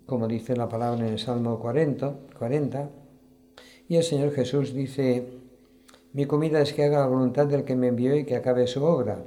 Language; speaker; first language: Spanish; native; Spanish